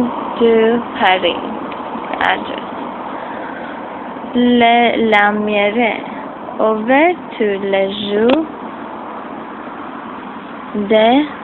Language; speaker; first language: French; non-native, learner; English